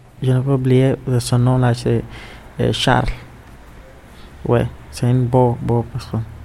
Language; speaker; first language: French; non-native, learner; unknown